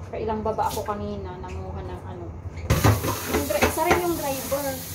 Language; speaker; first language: Filipino; non-native, local second language; Iloko